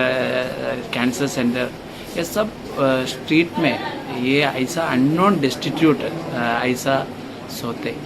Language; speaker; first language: Hindi; non-native, local second language; Malayalam